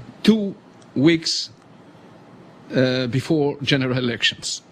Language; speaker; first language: English; non-native, fluent; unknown